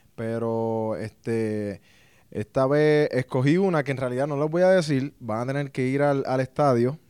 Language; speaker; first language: Spanish; native; Spanish